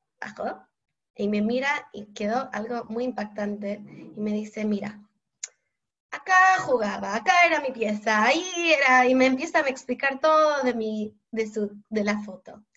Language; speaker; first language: Spanish; non-native, fluent; English